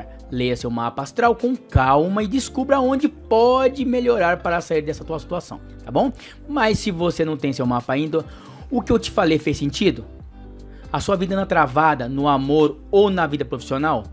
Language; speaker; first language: Portuguese; native; Portuguese